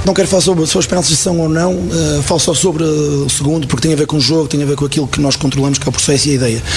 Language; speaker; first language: Portuguese; native; Portuguese